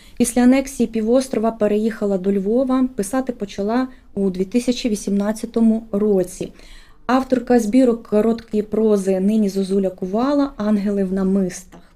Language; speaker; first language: Ukrainian; native; Ukrainian